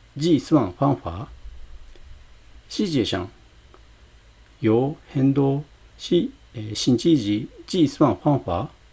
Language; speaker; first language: Chinese; non-native, learner; Japanese